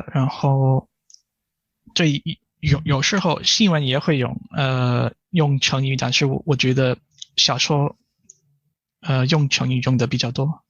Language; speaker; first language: Chinese; non-native, fluent; English